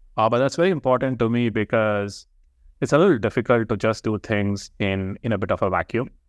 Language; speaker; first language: English; non-native, local second language; Telugu